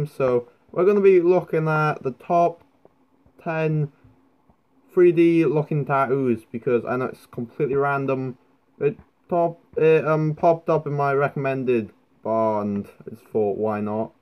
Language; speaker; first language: English; native; English